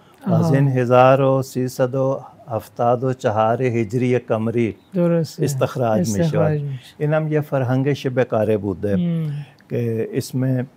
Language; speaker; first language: Persian; non-native, fluent; Punjabi